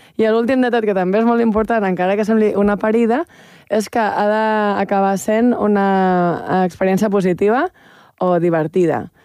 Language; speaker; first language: Catalan; native; Catalan